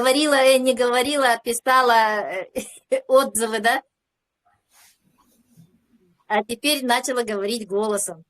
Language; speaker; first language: Russian; native; Russian